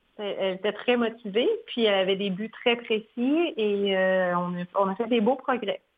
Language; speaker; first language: French; native; French